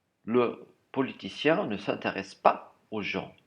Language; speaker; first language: French; non-native, fluent; German